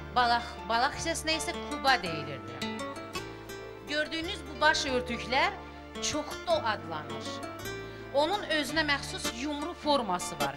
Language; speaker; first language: Azerbaijani; non-native, local second language; Avaric